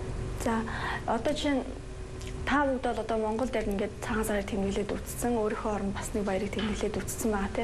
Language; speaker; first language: Mongolian; native; Mongolian